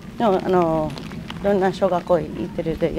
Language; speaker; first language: Japanese; non-native, learner; English